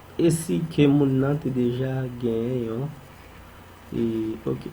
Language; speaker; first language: French; non-native, learner; Haitian Creole